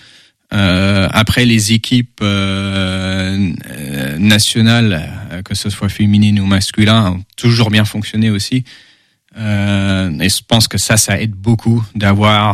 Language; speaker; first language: French; early bilingual, heritage; Dutch